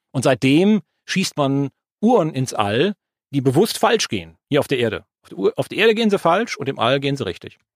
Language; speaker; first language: German; native; German